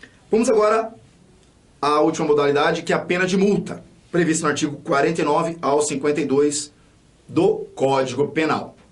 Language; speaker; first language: Portuguese; native; Portuguese